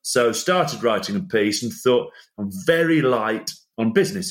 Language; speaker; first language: English; native; English